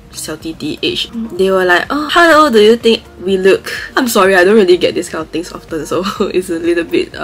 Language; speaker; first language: English; non-native, local second language; Chinese